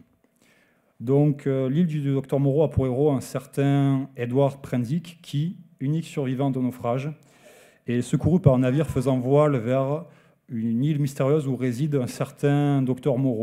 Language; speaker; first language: French; native; French